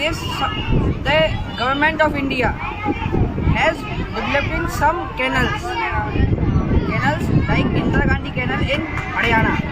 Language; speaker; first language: English; non-native, learner; Hindi